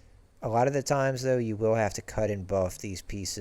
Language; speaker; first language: English; native; English